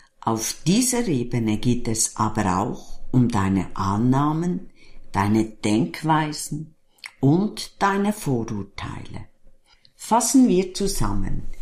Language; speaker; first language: German; native; German